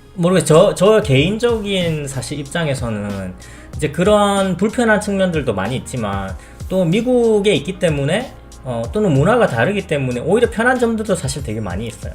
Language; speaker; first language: Korean; native; Korean